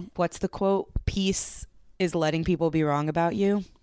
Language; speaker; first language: English; native; English